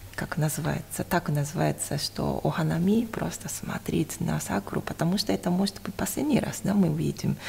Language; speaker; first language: Russian; non-native, fluent; Japanese